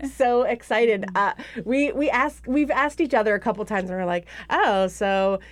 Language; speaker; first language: English; native; English